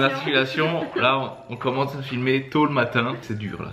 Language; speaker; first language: French; native; French